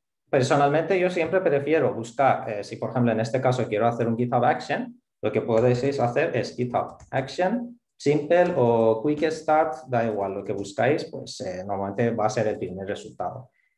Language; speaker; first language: Spanish; non-native, fluent; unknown